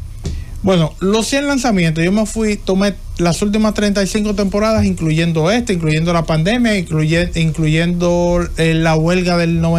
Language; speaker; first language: Spanish; native; Spanish